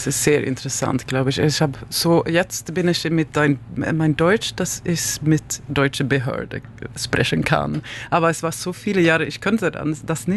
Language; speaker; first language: German; non-native, learner; Swedish